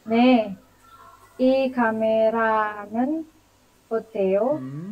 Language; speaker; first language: Korean; non-native, learner; Indonesian